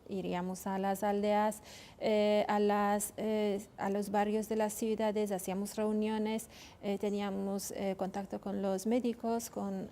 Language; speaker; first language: Spanish; non-native, fluent; Kurdish